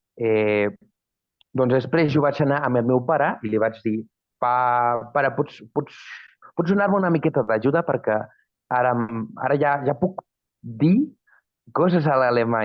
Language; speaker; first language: Catalan; non-native, fluent; Spanish